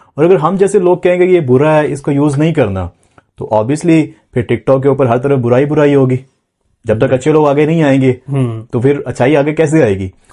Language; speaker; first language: Urdu; non-native, local second language; Punjabi